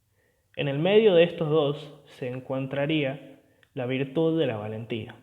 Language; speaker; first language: Spanish; native; Spanish